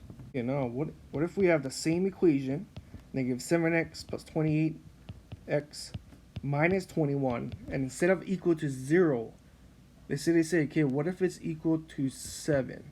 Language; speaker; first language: English; native; English